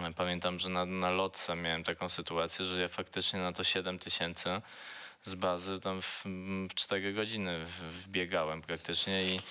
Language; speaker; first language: Polish; native; Polish